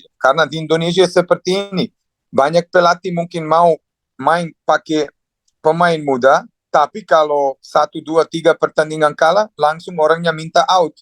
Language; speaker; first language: Indonesian; non-native, fluent; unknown